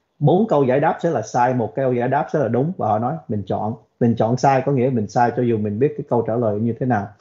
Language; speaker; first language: Vietnamese; early bilingual, other home language; English